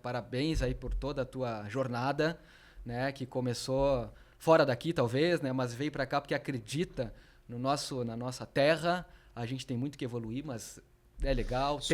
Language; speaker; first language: Portuguese; native; Portuguese